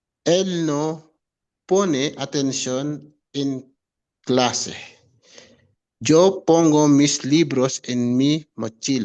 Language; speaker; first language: Spanish; non-native, learner; Filipino